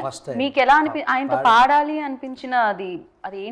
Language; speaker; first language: Telugu; native; Telugu